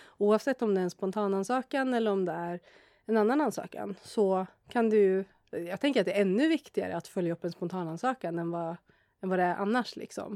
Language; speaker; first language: Swedish; native; Swedish